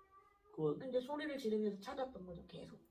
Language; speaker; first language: Korean; native; Korean